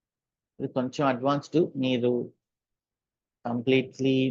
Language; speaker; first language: Telugu; native; Telugu